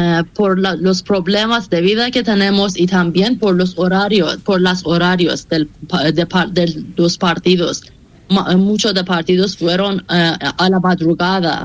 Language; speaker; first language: Spanish; non-native, fluent; Persian